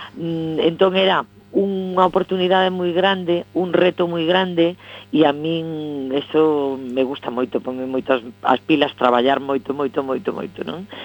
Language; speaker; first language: Galician; non-native, local second language; Spanish